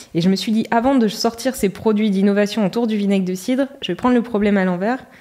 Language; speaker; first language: French; native; French